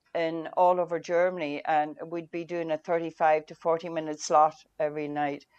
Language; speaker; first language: English; non-native, local second language; Irish